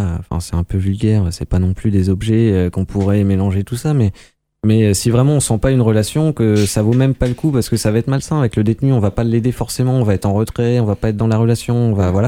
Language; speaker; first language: French; native; French